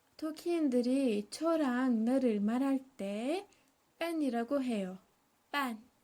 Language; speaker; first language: Korean; non-native, learner; Turkish